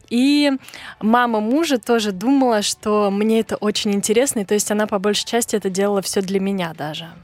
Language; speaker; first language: Russian; native; Russian